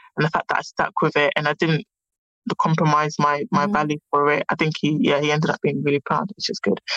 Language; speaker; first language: English; native; English